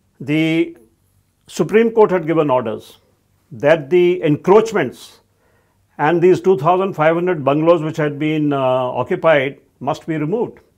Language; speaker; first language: English; non-native, local second language; Hindi